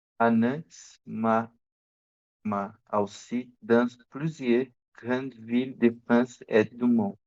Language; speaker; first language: French; non-native, learner; Portuguese